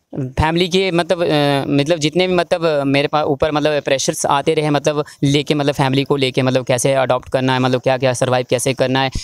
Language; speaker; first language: Hindi; native; Hindi